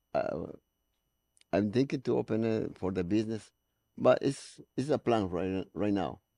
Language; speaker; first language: English; non-native, learner; Spanish